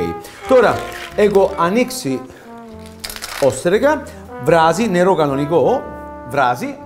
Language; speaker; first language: Greek; non-native, fluent; Italian